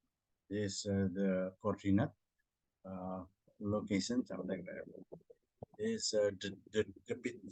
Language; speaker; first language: English; non-native, learner; Indonesian